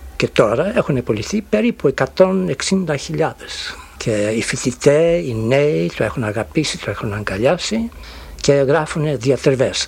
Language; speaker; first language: Greek; early bilingual, heritage; Greek